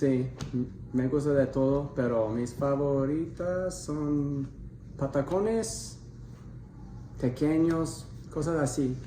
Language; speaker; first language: Spanish; non-native, fluent; English